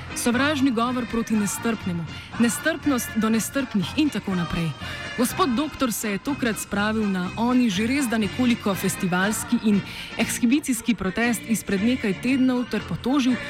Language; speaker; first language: Slovenian; native; Slovenian